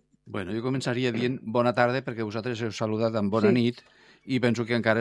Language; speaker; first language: Catalan; non-native, fluent; Spanish